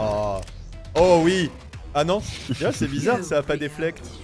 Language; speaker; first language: French; native; French